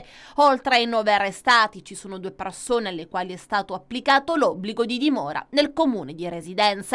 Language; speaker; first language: Italian; native; Italian